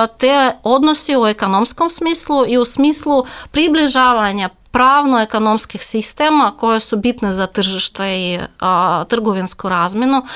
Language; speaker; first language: Serbian; non-native, fluent; Russian